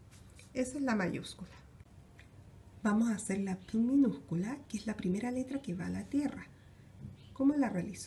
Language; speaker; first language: Spanish; native; Spanish